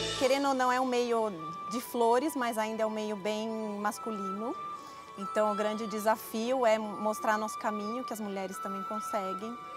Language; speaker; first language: Portuguese; early bilingual, other home language; Dutch